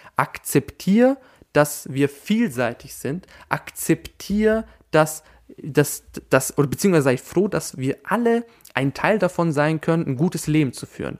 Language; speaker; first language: German; early bilingual, other home language; Albanian